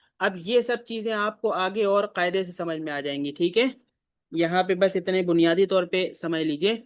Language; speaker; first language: Urdu; native; Urdu